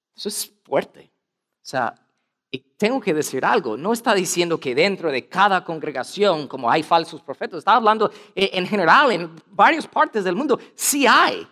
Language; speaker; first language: Spanish; non-native, fluent; English